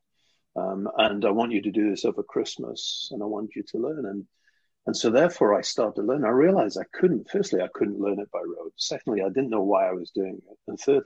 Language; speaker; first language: English; native; English